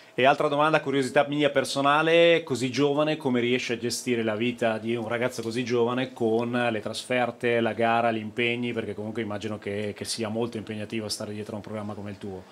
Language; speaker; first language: Italian; native; Italian